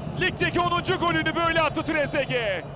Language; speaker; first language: Turkish; native; Turkish